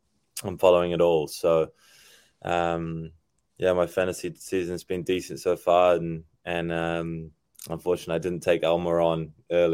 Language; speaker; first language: English; native; English